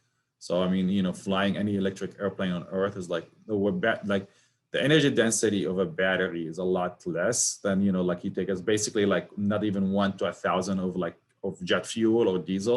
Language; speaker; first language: English; non-native, fluent; Arabic